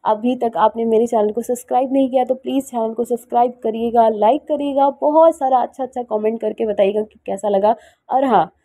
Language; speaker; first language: Hindi; native; Hindi